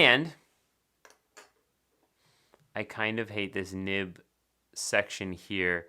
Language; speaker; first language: English; native; English